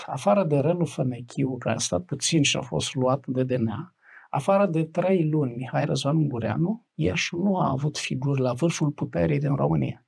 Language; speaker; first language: Romanian; native; Romanian